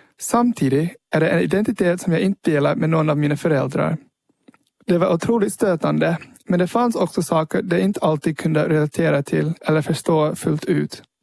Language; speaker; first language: Swedish; early bilingual, heritage; Swedish